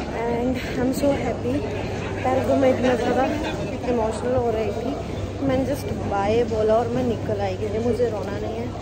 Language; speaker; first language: Hindi; non-native, local second language; Punjabi